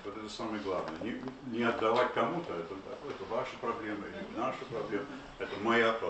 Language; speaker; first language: Russian; non-native, fluent; English